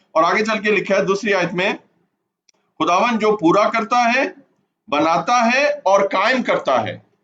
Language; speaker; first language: Urdu; non-native, local second language; Punjabi